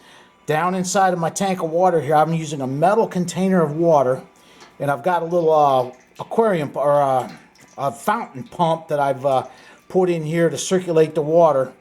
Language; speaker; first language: English; native; English